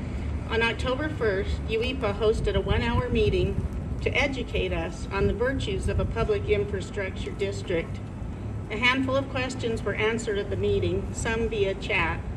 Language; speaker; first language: English; native; English